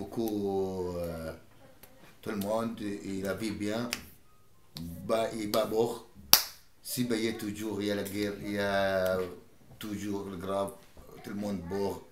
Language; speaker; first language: French; non-native, learner; Arabic